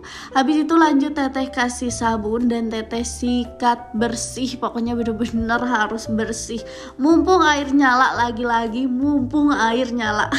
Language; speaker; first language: Indonesian; non-native, local second language; Sundanese